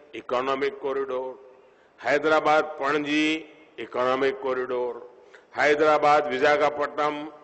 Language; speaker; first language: Hindi; non-native, local second language; Gujarati